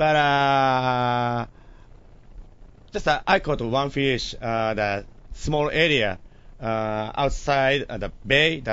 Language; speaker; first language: English; non-native, learner; Japanese